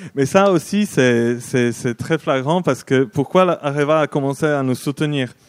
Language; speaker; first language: French; non-native, fluent; Polish